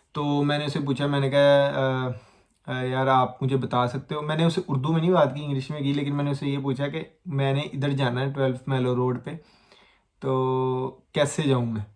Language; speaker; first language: Hindi; non-native, local second language; Punjabi